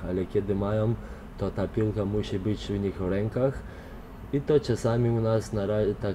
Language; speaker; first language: Polish; non-native, fluent; Lithuanian